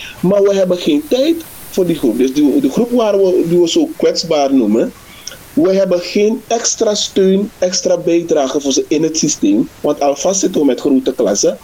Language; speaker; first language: Dutch; native; Dutch